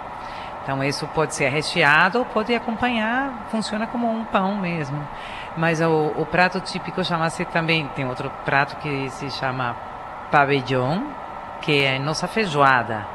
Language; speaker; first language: Portuguese; non-native, fluent; Spanish